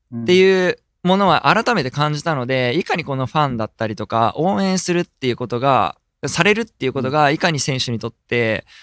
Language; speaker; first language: Japanese; native; Japanese